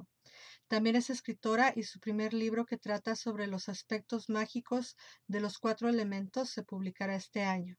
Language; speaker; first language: Spanish; native; Spanish